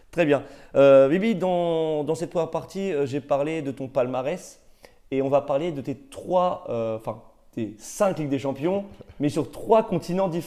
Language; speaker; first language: French; native; French